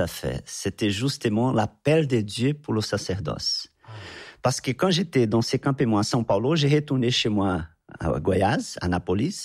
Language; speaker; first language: French; non-native, fluent; Portuguese